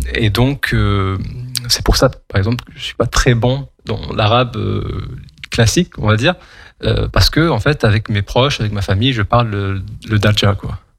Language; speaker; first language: French; non-native, local second language; Kabyle